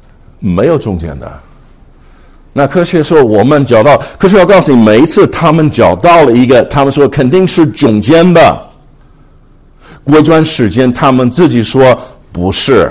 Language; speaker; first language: Chinese; non-native, fluent; English